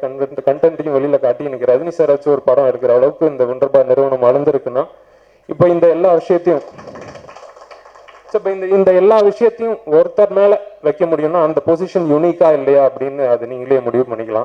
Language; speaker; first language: Tamil; native; Tamil